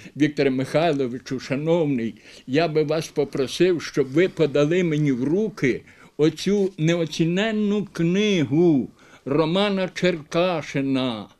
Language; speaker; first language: Ukrainian; native; Ukrainian